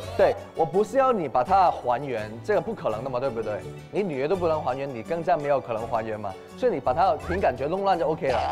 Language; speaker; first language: Chinese; non-native, local second language; Cantonese